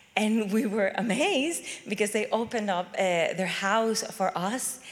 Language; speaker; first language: English; non-native, fluent; Spanish